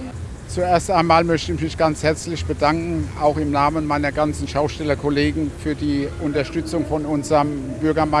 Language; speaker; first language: German; native; German